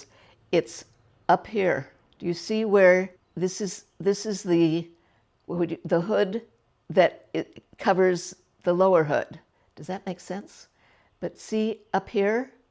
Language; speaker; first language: English; native; English